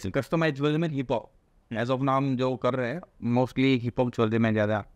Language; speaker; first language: Hindi; non-native, local second language; Gujarati